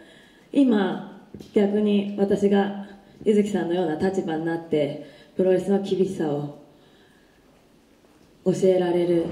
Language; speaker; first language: Japanese; native; Japanese